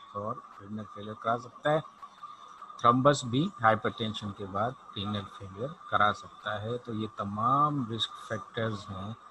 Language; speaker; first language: Urdu; native; Urdu